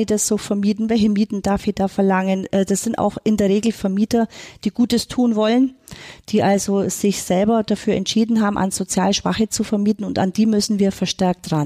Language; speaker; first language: German; native; German